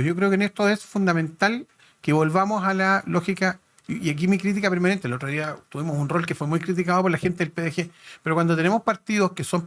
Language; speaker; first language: Spanish; native; Spanish